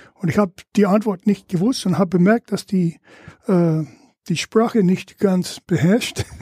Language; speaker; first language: German; non-native, fluent; English